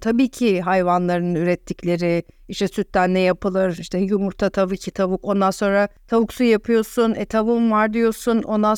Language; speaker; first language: Turkish; native; Turkish